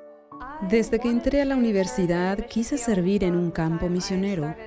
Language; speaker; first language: Spanish; non-native, fluent; English